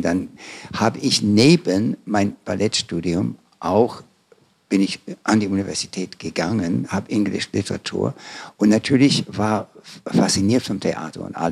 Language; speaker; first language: German; non-native, fluent; English